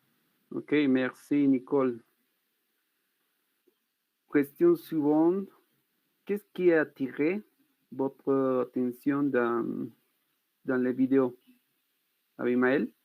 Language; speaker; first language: French; non-native, learner; Spanish